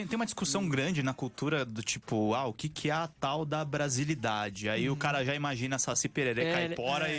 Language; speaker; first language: Portuguese; native; Portuguese